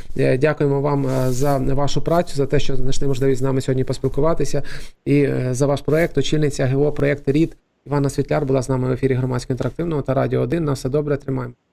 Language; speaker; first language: Ukrainian; native; Ukrainian